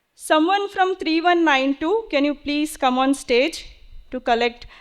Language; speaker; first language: English; non-native, local second language; Kannada